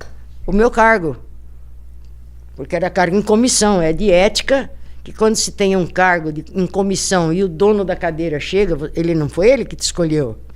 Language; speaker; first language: Portuguese; native; Portuguese